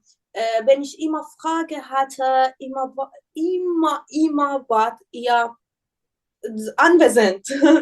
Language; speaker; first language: German; non-native, learner; Persian